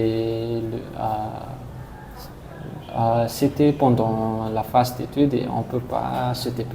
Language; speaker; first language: French; non-native, local second language; Malagasy